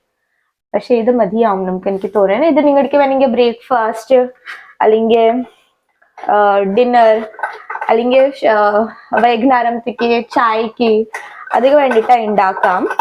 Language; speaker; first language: Malayalam; non-native, learner; Hindi